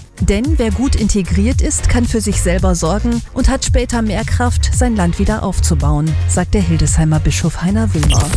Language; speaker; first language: German; native; German